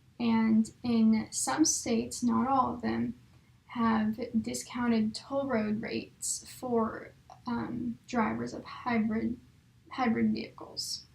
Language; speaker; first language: English; native; English